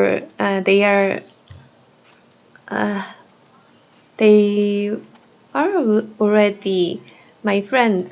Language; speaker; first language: English; non-native, learner; Korean